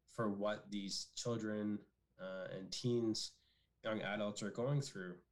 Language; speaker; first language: English; native; English